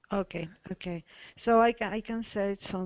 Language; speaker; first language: English; non-native, learner; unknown